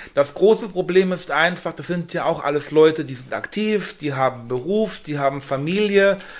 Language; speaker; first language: German; native; German